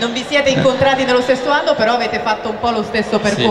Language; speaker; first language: Italian; native; Italian